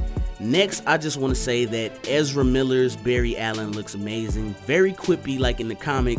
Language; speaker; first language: English; native; English